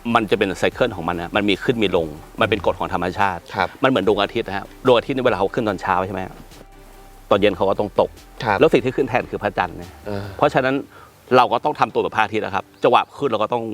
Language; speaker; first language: Thai; native; Thai